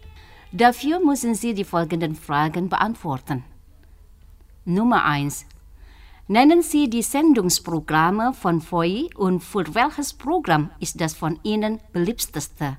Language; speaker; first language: German; non-native, fluent; Indonesian